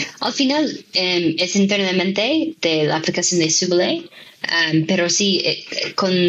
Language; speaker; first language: Spanish; non-native, fluent; English